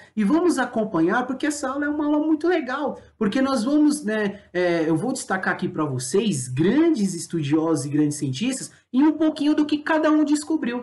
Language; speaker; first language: Portuguese; native; Portuguese